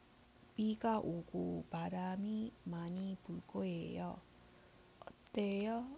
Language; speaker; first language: Korean; non-native, fluent; Iloko